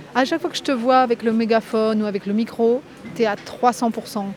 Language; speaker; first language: French; native; French